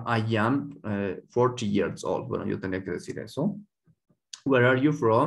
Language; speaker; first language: Spanish; native; Spanish